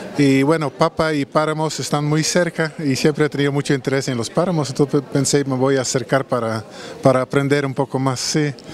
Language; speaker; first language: Spanish; non-native, fluent; Dutch